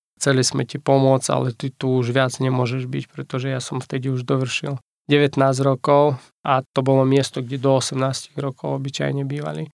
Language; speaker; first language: Slovak; non-native, fluent; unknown